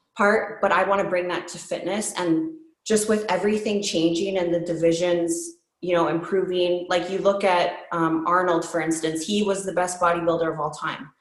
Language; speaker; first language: English; native; English